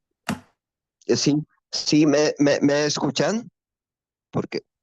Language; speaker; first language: Spanish; non-native, fluent; Polish